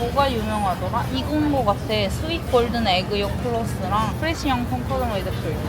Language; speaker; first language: Korean; native; Korean